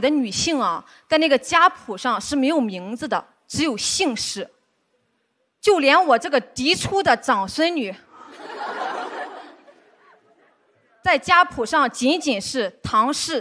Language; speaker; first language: Chinese; native; Chinese